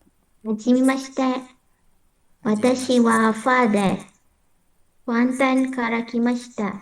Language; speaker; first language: Japanese; non-native, learner; Malay